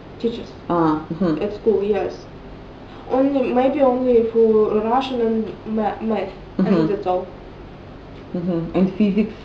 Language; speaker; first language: English; non-native, learner; Russian